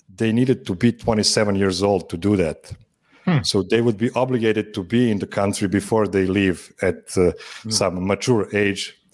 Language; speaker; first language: English; non-native, fluent; Serbian